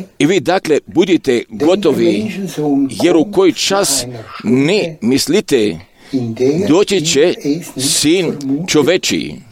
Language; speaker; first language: Croatian; non-native, local second language; Romany